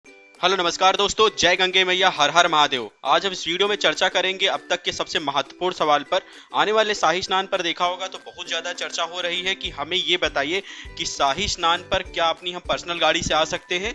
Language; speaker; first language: Hindi; native; Hindi